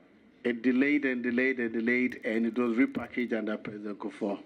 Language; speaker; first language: English; non-native, local second language; Akan